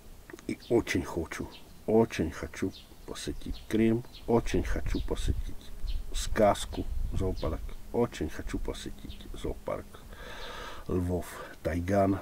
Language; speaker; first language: Russian; non-native, fluent; Czech